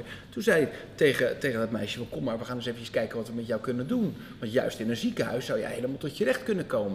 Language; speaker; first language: Dutch; native; Dutch